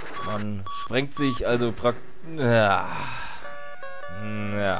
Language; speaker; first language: German; native; German